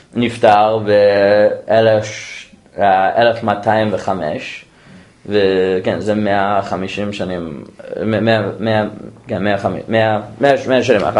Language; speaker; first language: Hebrew; non-native, fluent; English